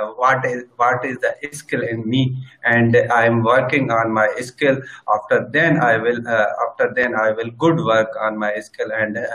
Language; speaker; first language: English; non-native, learner; Sindhi